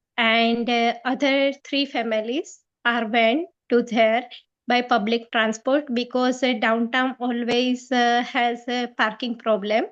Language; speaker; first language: English; non-native, learner; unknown